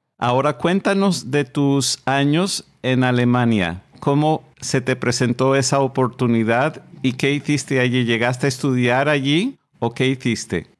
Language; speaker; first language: Spanish; non-native, fluent; English